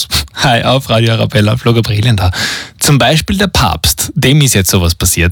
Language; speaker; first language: German; native; German